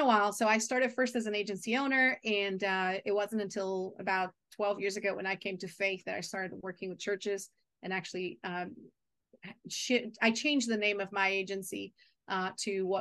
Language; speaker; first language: English; non-native, fluent; Portuguese